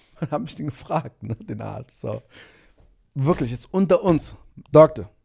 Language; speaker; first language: German; early bilingual, other home language; Portuguese